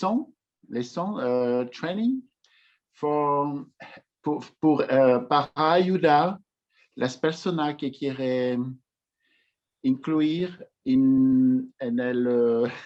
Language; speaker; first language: Spanish; non-native, learner; French